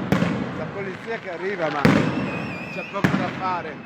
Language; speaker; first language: Italian; native; Italian